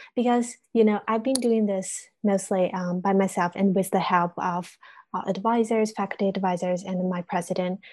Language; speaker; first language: English; non-native, fluent; Chinese